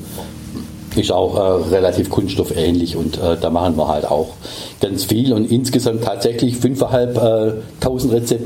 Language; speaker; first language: German; native; German